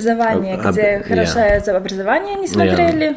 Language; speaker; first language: Russian; non-native, local second language; Latvian